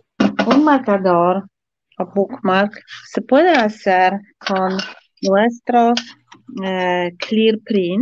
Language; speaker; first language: Spanish; non-native, fluent; Polish